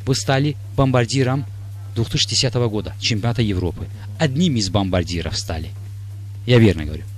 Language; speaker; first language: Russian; non-native, local second language; Azerbaijani